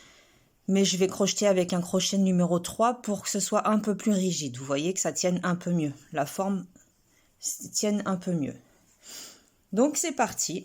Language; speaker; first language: French; native; French